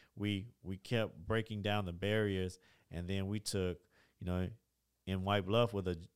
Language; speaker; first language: English; native; English